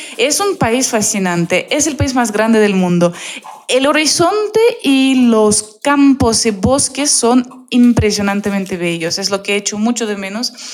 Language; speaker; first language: Spanish; non-native, fluent; Russian